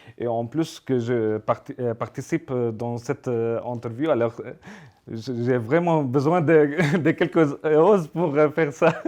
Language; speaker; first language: French; non-native, learner; Arabic